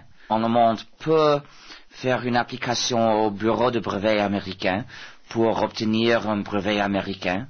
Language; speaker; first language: French; non-native, fluent; English